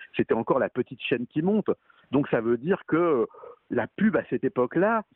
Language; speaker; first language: French; native; French